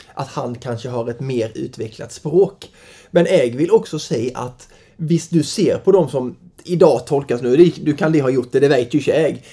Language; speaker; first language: Swedish; native; Swedish